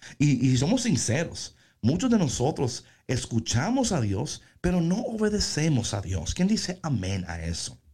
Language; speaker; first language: Spanish; native; Spanish